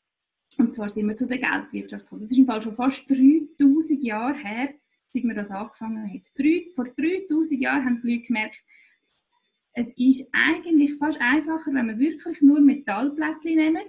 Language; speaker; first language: German; native; German